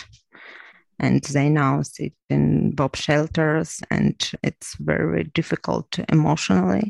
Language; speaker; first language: English; non-native, learner; Ukrainian